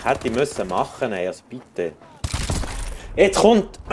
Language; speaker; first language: German; native; German